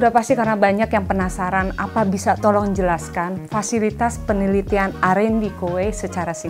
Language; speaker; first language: Indonesian; native; Indonesian